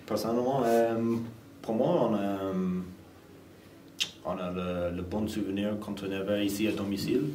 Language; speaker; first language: French; non-native, fluent; English